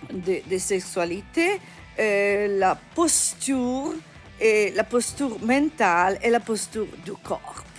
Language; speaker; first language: French; non-native, learner; Italian